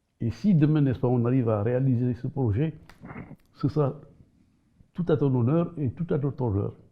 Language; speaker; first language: French; non-native, local second language; Wolof